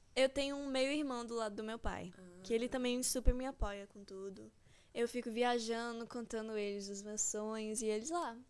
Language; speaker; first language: Portuguese; early bilingual, heritage; Portuguese